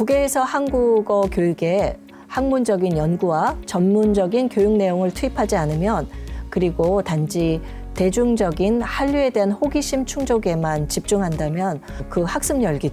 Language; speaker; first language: Korean; native; Korean